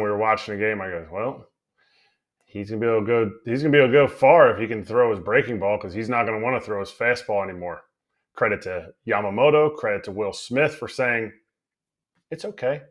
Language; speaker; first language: English; native; English